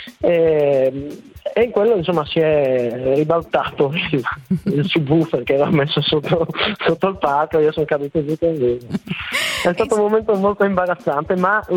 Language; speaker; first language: Italian; native; Italian